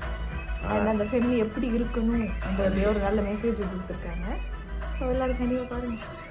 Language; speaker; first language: Tamil; native; Tamil